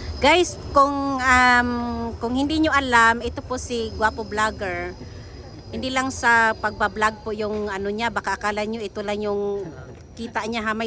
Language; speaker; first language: Filipino; non-native, local second language; Cebuano